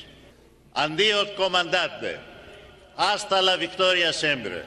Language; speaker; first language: Greek; native; Greek